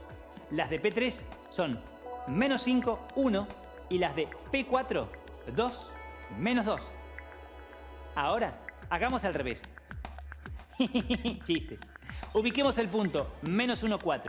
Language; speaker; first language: Spanish; native; Spanish